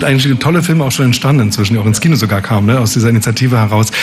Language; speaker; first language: German; native; German